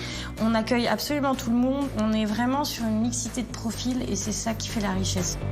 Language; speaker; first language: French; native; French